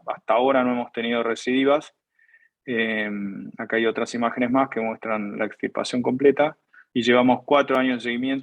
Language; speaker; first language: Spanish; native; Spanish